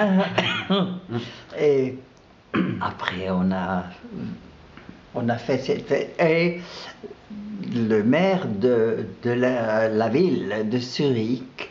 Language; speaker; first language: French; non-native, local second language; German